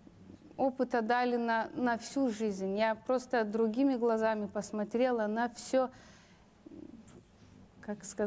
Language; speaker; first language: Russian; non-native, local second language; Lithuanian